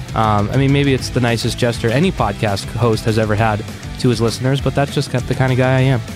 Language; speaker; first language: English; native; English